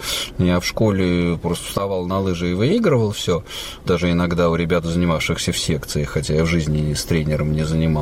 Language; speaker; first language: Russian; native; Russian